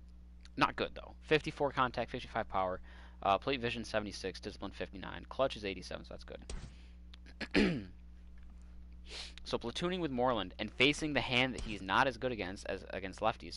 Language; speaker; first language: English; native; English